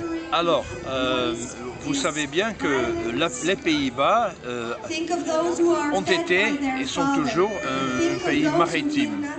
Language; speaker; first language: French; non-native, fluent; Dutch